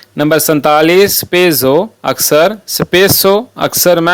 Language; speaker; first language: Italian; non-native, fluent; Urdu